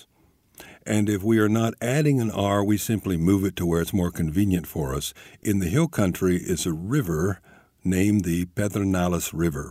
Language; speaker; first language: English; native; English